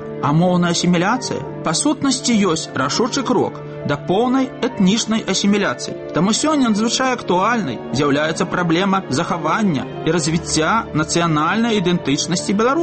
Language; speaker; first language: Belarusian; native; Belarusian